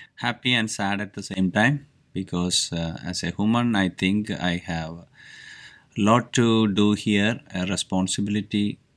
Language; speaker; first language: English; non-native, local second language; Malayalam